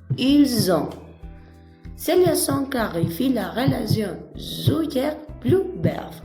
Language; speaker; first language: French; non-native, learner; Spanish